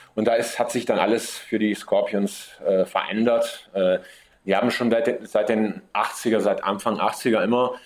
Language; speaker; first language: German; early bilingual, heritage; German